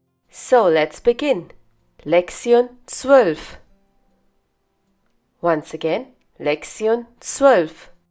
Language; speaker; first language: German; non-native, fluent; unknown